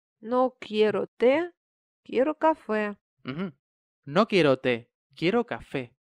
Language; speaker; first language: Spanish; non-native, fluent; Russian